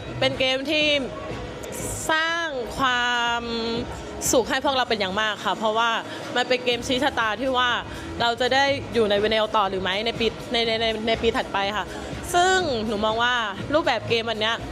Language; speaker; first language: Thai; native; Thai